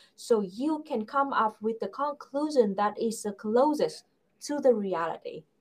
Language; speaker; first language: English; non-native, fluent; Vietnamese